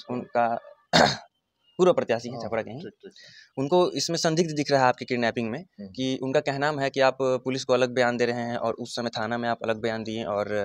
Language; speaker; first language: Hindi; native; Hindi